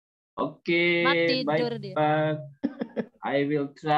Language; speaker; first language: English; non-native, learner; Indonesian